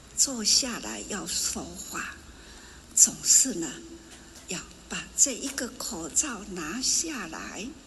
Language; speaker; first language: Chinese; non-native, local second language; Min Nan Chinese